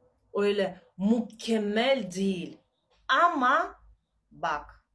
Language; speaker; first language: Turkish; non-native, learner; Russian